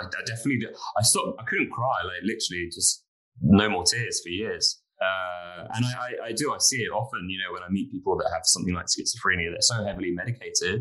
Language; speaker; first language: English; native; English